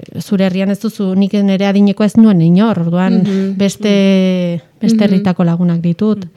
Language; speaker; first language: Basque; non-native, local second language; Spanish